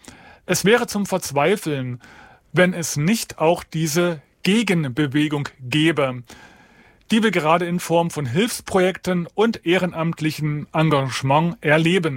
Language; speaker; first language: German; native; German